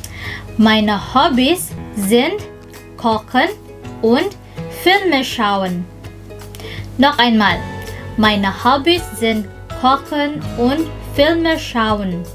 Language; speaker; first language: German; non-native, local second language; Filipino